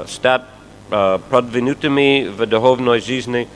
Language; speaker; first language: Russian; non-native, fluent; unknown